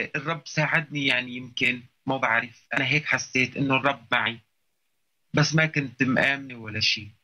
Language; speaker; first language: Arabic; native; Arabic